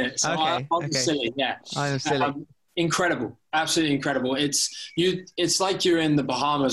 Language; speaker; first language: English; native; English